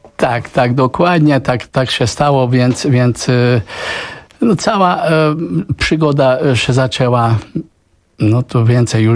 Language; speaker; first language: Polish; non-native, fluent; Hungarian